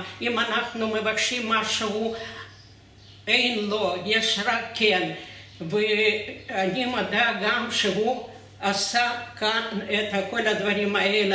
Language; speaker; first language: Hebrew; non-native, fluent; Russian